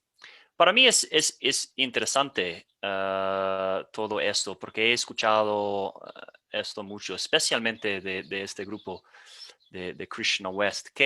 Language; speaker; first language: Spanish; non-native, fluent; English